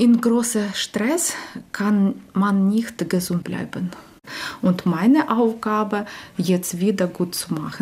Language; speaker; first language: German; non-native, learner; Ukrainian